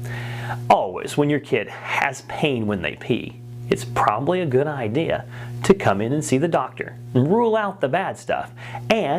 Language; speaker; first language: English; native; English